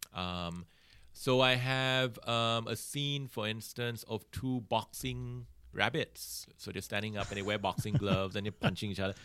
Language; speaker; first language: English; native; English